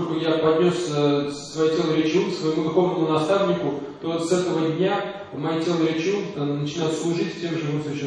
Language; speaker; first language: Russian; native; Russian